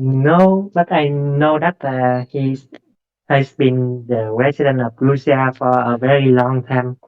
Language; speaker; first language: English; non-native, learner; Vietnamese